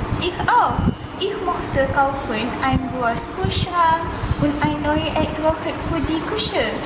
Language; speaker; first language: German; non-native, learner; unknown